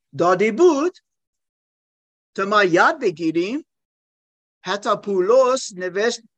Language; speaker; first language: Persian; non-native, learner; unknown